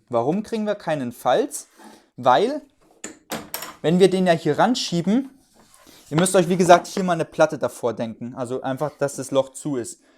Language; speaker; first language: German; native; German